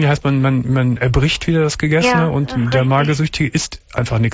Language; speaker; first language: German; native; German